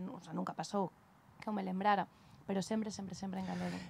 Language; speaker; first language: Spanish; native; Spanish